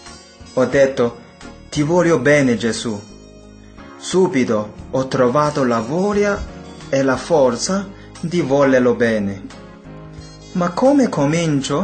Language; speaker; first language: Italian; non-native, fluent; Chinese